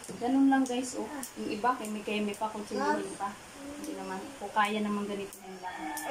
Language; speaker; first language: Filipino; non-native, local second language; Cebuano